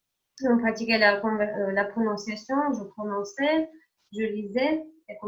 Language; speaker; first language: French; non-native, fluent; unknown